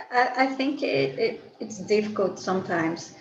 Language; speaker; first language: English; non-native, learner; Portuguese